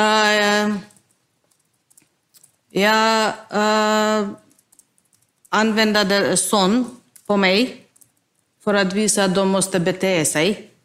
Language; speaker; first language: Swedish; non-native, learner; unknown